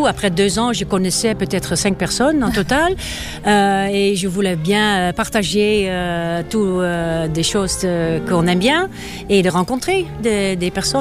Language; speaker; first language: French; non-native, fluent; Dutch